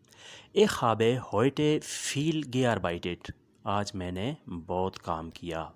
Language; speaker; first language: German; non-native, learner; Urdu